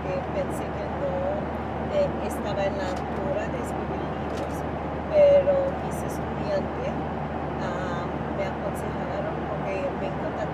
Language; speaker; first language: Spanish; non-native, fluent; Haitian Creole